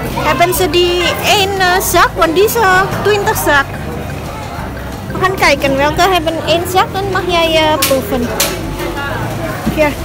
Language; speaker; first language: Dutch; non-native, local second language; Indonesian